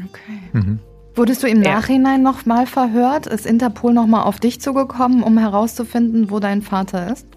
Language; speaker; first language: German; native; German